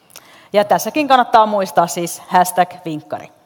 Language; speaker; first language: Finnish; native; Finnish